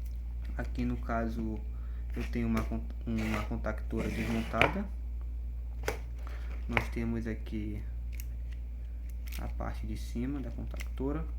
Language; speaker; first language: Portuguese; native; Portuguese